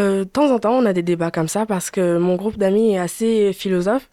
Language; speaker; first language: French; early bilingual, other home language; Chinese